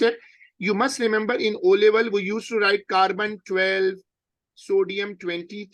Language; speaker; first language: English; non-native, local second language; Urdu